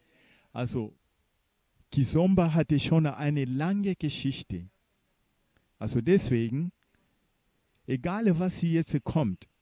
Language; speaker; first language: German; non-native, fluent; Portuguese